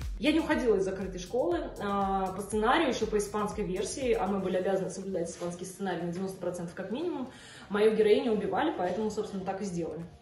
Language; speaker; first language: Russian; native; Russian